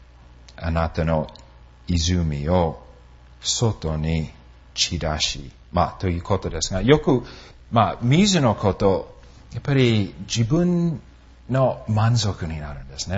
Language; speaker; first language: Japanese; non-native, fluent; English